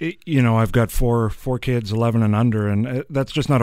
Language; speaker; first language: English; native; English